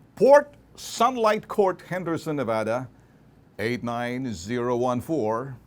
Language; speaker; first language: Filipino; native; Filipino